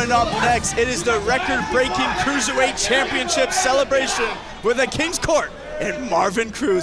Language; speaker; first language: English; native; English